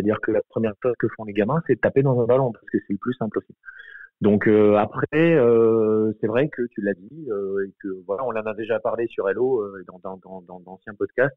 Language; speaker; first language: French; native; French